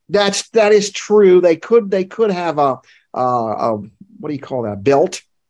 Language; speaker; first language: English; native; English